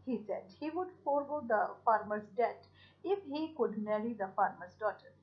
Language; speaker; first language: English; non-native, local second language; Punjabi